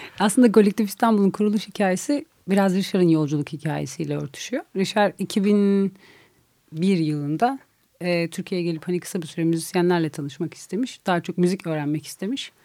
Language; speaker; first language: Turkish; native; Turkish